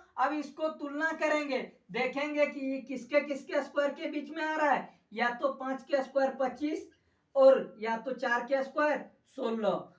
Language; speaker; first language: Hindi; native; Hindi